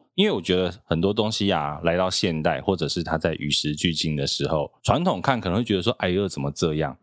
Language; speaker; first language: Chinese; native; Chinese